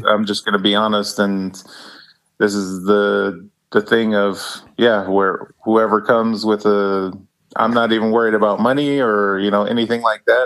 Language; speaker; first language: English; native; English